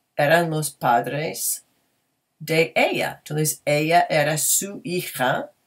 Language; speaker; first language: Spanish; non-native, fluent; English